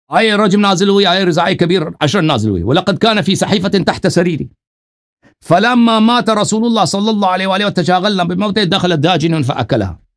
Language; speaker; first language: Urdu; non-native, fluent; Persian